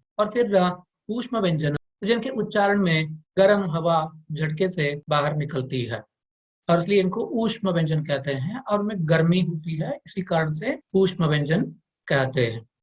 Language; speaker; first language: Hindi; non-native, local second language; Kannada